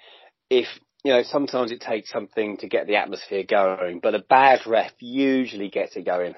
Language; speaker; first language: English; native; English